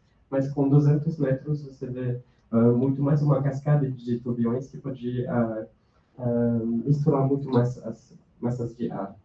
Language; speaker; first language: Portuguese; non-native, fluent; French